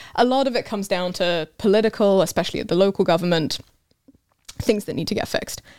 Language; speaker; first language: English; non-native, fluent; Hebrew